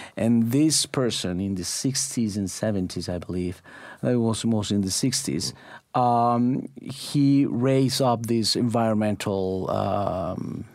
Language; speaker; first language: English; non-native, fluent; Spanish